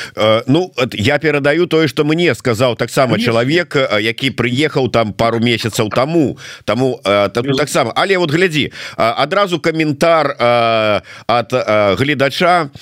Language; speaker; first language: Belarusian; non-native, local second language; Russian